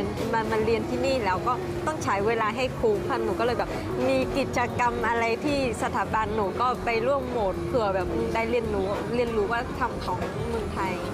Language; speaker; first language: Thai; non-native, fluent; Vietnamese